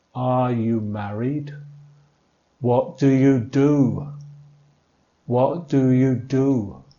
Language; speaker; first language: English; native; English